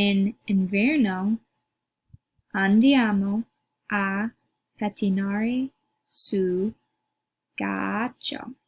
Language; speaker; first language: Italian; non-native, learner; English